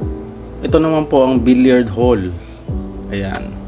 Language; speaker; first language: Filipino; native; Filipino